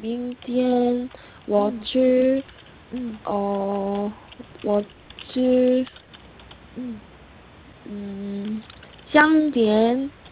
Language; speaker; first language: Chinese; non-native, learner; Korean